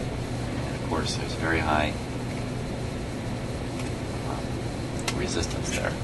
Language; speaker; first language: English; native; English